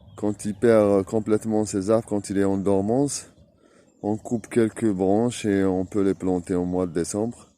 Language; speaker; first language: French; non-native, local second language; Arabic